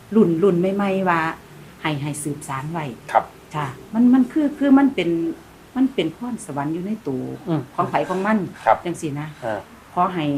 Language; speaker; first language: Thai; native; Thai